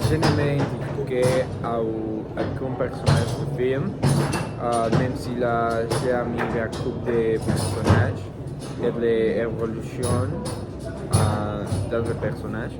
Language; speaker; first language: French; non-native, learner; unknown